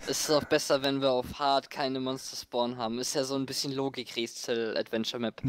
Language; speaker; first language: German; native; German